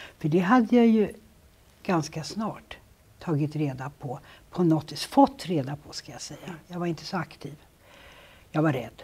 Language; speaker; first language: Swedish; native; Swedish